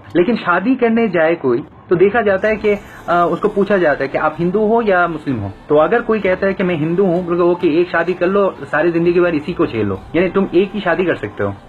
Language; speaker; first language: Urdu; non-native, fluent; Bangla